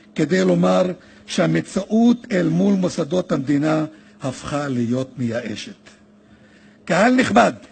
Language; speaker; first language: Hebrew; non-native, local second language; Arabic